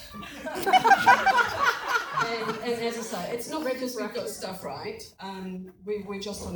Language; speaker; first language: English; native; English